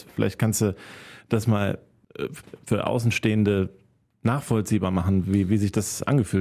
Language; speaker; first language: German; native; German